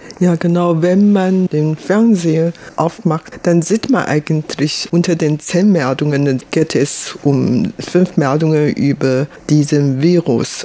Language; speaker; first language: German; non-native, fluent; Chinese